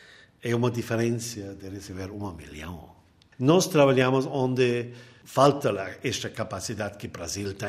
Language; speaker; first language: Portuguese; non-native, fluent; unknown